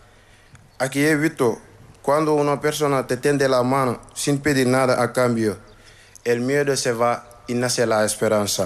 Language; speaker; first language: Spanish; non-native, learner; Wolof